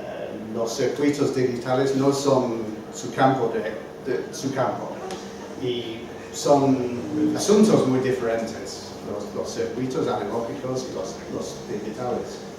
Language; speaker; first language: Spanish; non-native, fluent; English